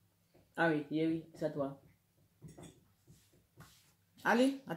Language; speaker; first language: French; non-native, learner; English